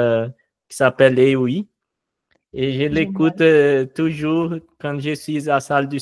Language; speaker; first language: French; non-native, fluent; Portuguese